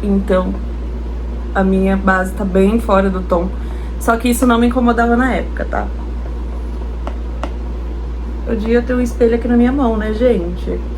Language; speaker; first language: Portuguese; native; Portuguese